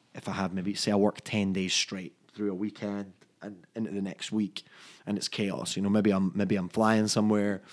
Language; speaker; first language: English; native; English